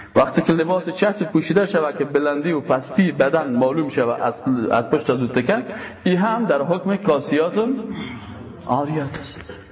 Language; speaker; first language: Persian; native; Persian